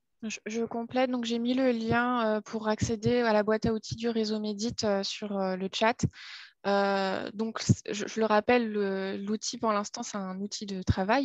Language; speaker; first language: French; native; French